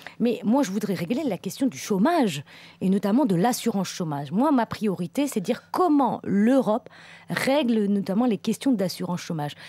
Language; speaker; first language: French; native; French